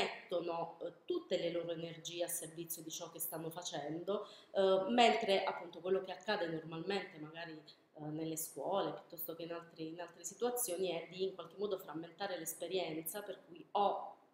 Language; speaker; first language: Italian; native; Italian